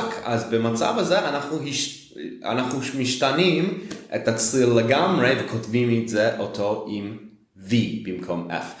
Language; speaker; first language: Hebrew; non-native, fluent; English